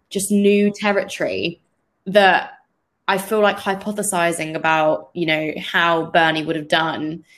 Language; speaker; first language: English; native; English